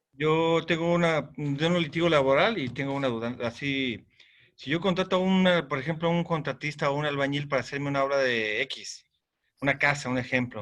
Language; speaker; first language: Spanish; native; Spanish